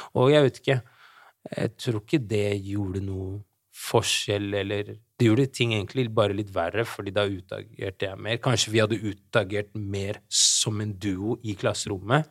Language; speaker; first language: Norwegian; early bilingual, other home language; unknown